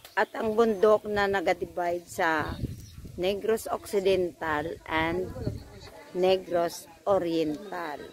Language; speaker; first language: Filipino; non-native, local second language; Hiligaynon